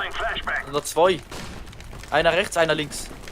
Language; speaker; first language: German; native; German